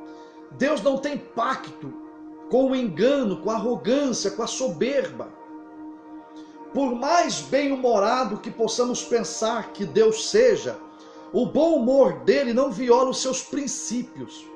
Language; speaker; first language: Portuguese; native; Portuguese